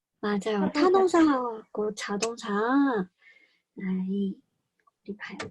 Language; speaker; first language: Korean; non-native, fluent; Chinese